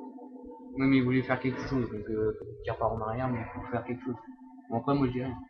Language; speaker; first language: French; native; French